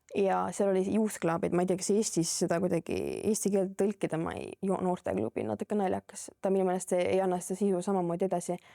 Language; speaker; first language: Estonian; native; Estonian